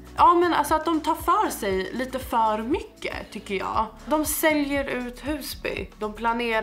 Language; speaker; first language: Swedish; native; Swedish